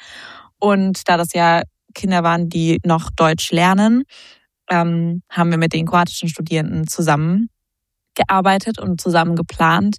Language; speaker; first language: German; native; German